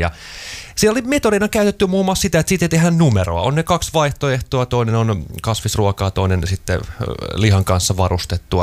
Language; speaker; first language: Finnish; native; Finnish